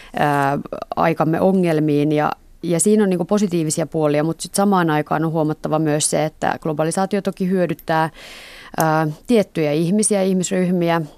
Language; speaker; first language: Finnish; native; Finnish